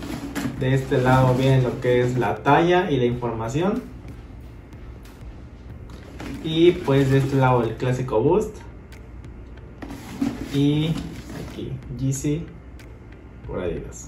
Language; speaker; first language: Spanish; native; Spanish